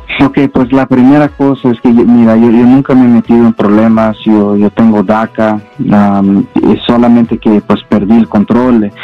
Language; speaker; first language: Spanish; early bilingual, heritage; Spanish